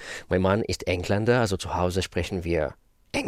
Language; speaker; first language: German; non-native, fluent; Russian